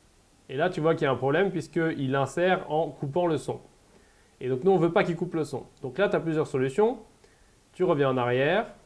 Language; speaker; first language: French; native; French